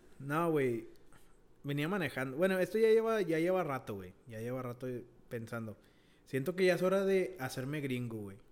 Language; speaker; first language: Spanish; early bilingual, heritage; Spanish